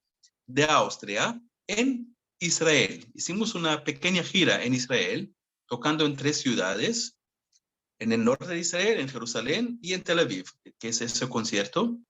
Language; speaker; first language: Spanish; non-native, fluent; Hebrew